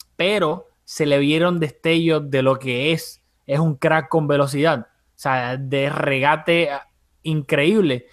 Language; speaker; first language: Spanish; early bilingual, heritage; Spanish